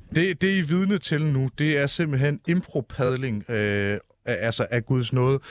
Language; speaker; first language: Danish; native; Danish